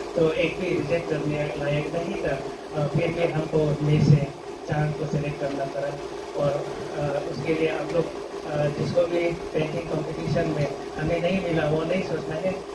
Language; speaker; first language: Hindi; non-native, local second language; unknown